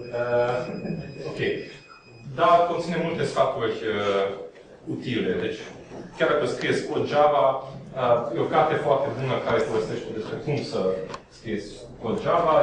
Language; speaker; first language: Romanian; non-native, local second language; Hungarian